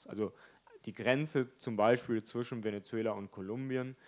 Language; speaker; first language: German; native; German